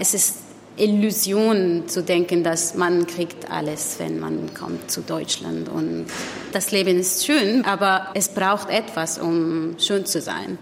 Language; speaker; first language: German; non-native, learner; Arabic